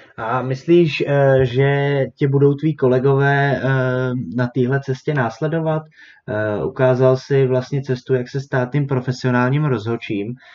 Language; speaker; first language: Czech; native; Czech